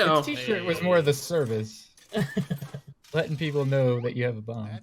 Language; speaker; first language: English; native; English